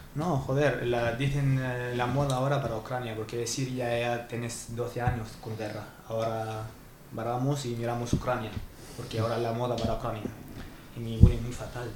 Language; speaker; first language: Spanish; non-native, learner; Arabic